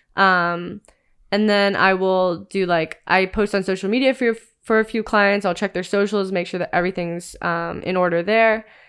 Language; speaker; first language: English; native; English